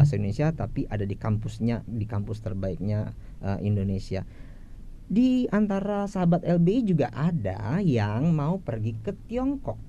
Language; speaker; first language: Indonesian; native; Indonesian